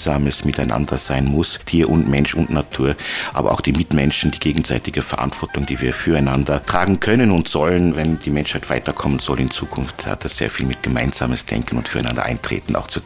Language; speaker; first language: German; non-native, fluent; Luxembourgish